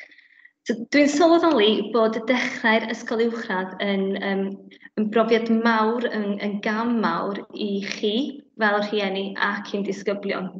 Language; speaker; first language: Welsh; native; Welsh